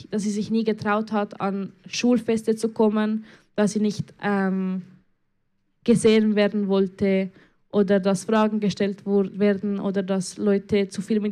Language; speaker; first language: German; early bilingual, other home language; Spanish